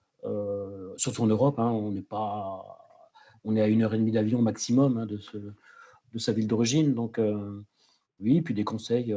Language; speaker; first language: French; native; French